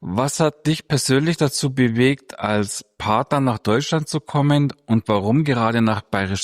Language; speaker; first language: German; native; German